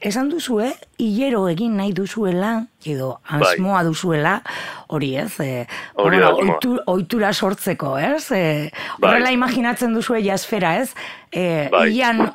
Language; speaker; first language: Basque; native; Basque